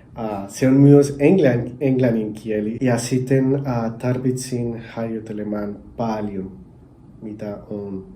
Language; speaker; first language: Finnish; non-native, learner; Spanish